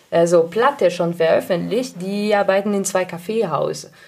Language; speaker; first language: German; non-native, fluent; English